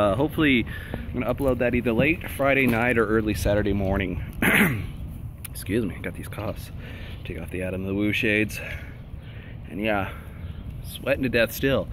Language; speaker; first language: English; native; English